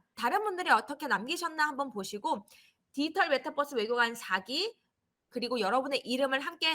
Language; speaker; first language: Korean; native; Korean